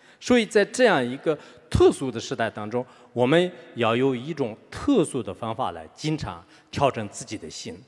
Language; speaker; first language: Chinese; non-native, local second language; Tibetan